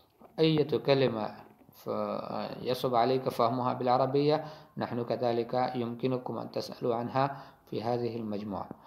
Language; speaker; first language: Arabic; non-native, fluent; Urdu